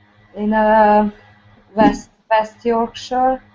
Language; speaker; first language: English; non-native, learner; Hungarian